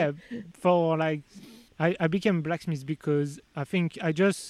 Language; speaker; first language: English; non-native, fluent; French